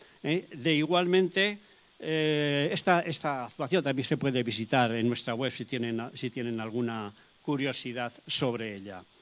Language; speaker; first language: Spanish; native; Spanish